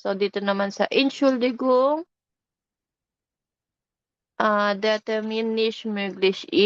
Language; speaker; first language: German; non-native, fluent; Filipino